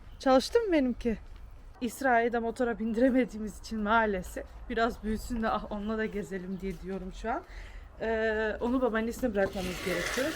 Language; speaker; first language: Turkish; early bilingual, heritage; Turkish